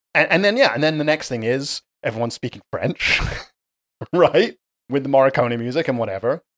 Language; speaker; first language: English; native; English